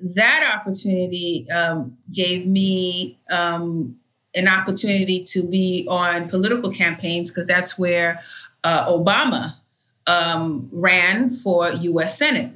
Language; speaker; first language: English; early bilingual, other home language; Haitian Creole